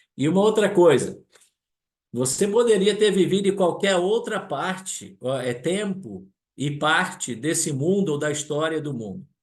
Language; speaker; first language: Portuguese; non-native, local second language; German